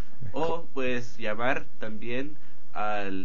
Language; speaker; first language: Spanish; non-native, fluent; English